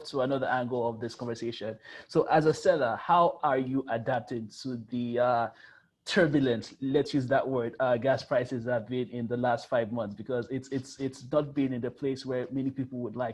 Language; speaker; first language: English; non-native, local second language; Yoruba